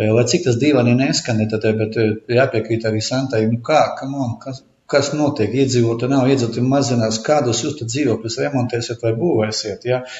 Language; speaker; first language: Latvian; non-native, local second language; Russian